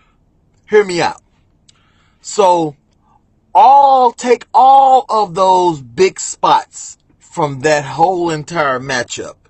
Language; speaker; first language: English; native; English